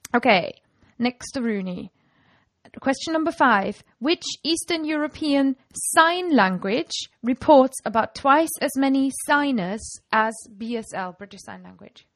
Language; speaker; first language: English; non-native, fluent; German